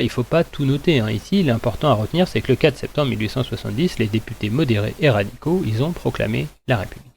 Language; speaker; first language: French; native; French